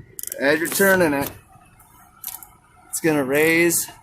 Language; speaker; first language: English; native; English